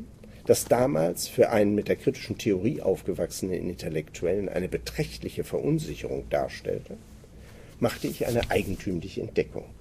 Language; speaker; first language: German; native; German